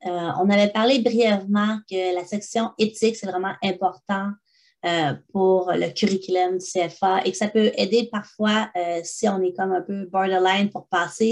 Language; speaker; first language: French; native; French